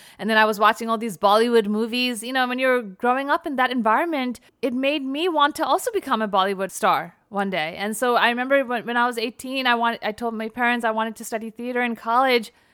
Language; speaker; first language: English; native; English